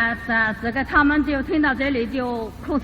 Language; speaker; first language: Chinese; native; Chinese